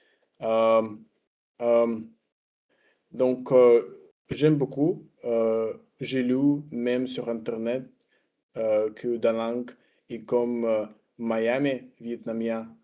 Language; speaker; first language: French; non-native, fluent; Russian